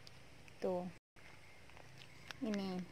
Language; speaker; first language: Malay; non-native, local second language; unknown